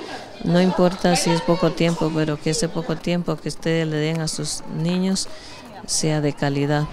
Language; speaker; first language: Spanish; native; Spanish